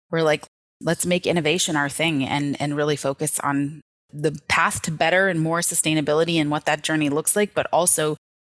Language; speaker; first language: English; native; English